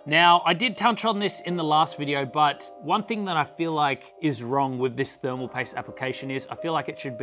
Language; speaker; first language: English; native; English